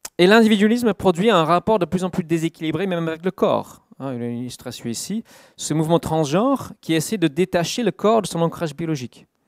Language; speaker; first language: French; non-native, fluent; English